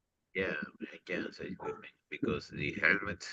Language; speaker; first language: English; non-native, learner; Spanish